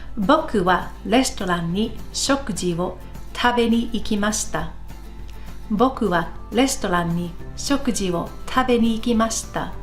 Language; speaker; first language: Japanese; non-native, fluent; English